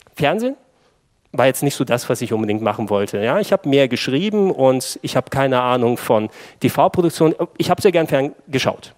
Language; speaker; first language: German; early bilingual, other home language; Greek